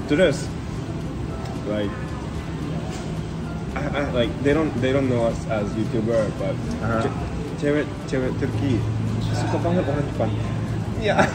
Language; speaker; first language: English; non-native, fluent; Japanese